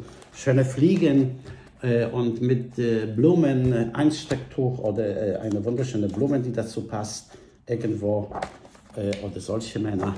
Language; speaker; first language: German; non-native, fluent; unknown